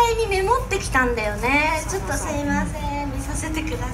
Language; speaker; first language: Japanese; native; Japanese